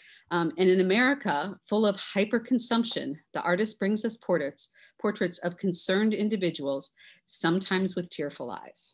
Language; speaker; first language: English; native; English